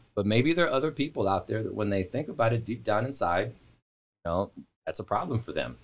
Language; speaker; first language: English; native; English